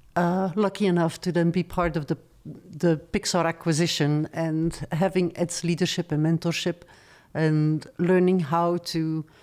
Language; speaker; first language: English; non-native, fluent; Dutch